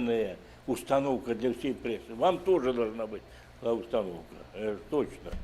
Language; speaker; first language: Russian; native; Russian